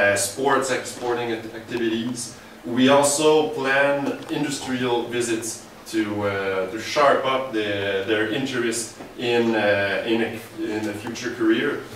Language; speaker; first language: English; native; English